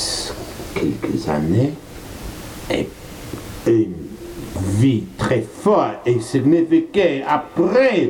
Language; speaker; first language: French; non-native, learner; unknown